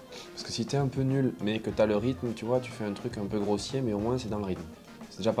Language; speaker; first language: French; native; French